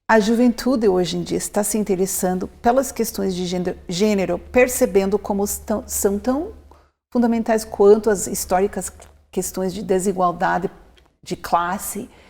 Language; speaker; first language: Portuguese; non-native, fluent; English